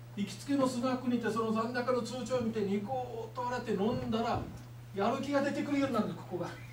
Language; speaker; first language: Japanese; native; Japanese